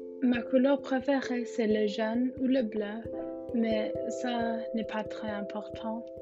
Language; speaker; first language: French; non-native, learner; English